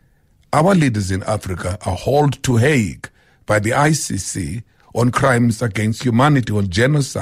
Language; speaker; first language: English; non-native, local second language; Xhosa